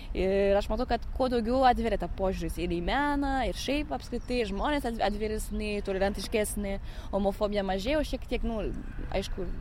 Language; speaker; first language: Lithuanian; non-native, fluent; French